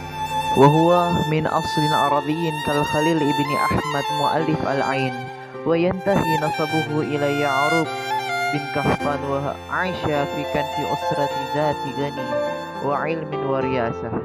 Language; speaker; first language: Arabic; non-native, learner; Indonesian